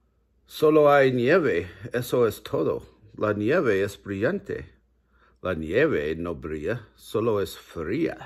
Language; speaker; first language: Spanish; non-native, learner; English